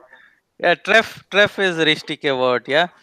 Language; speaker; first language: German; non-native, learner; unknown